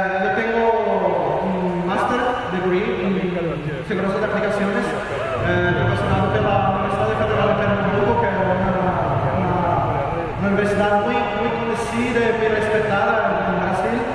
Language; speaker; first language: Spanish; non-native, learner; Portuguese